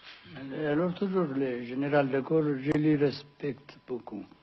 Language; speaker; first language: French; non-native, fluent; Amharic